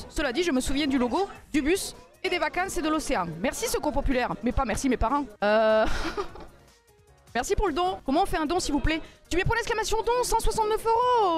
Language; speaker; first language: French; native; French